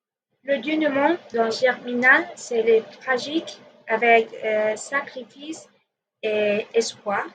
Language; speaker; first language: French; non-native, learner; Spanish